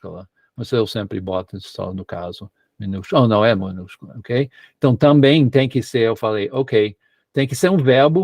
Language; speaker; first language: Portuguese; non-native, fluent; English